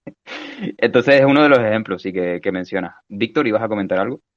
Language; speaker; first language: Spanish; native; Spanish